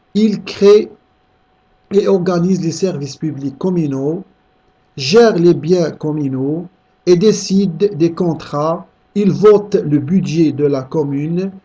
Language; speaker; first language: French; non-native, local second language; Arabic